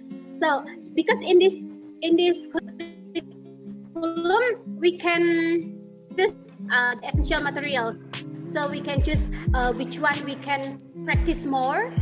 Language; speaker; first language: English; non-native, learner; Indonesian